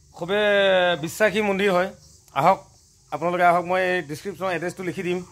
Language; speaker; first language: Hindi; non-native, local second language; Assamese